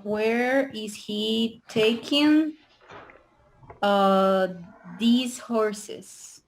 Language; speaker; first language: English; non-native, learner; Spanish